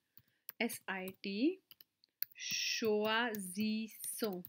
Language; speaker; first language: French; non-native, fluent; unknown